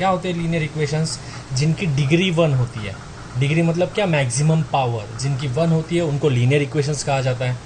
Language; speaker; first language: Hindi; non-native, local second language; Marathi